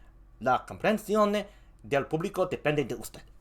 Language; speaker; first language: Spanish; non-native, learner; English